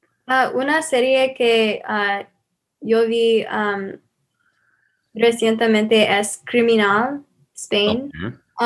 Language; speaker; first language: Spanish; non-native, learner; English